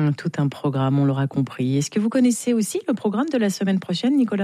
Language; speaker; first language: French; native; French